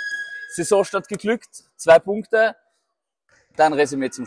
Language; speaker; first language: German; native; German